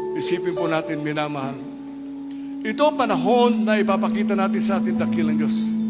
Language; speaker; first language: Filipino; non-native, local second language; Iloko